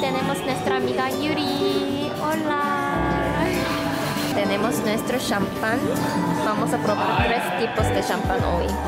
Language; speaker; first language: Spanish; non-native, fluent; Korean